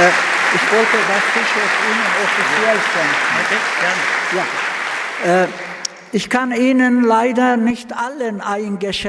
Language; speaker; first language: German; non-native, fluent; Turkish